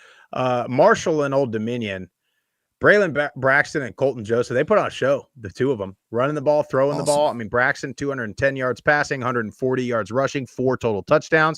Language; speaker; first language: English; native; English